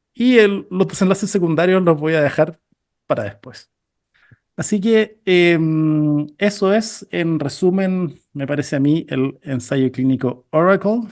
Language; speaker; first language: Spanish; native; Spanish